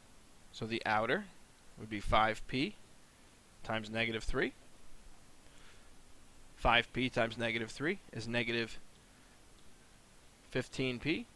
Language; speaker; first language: English; native; English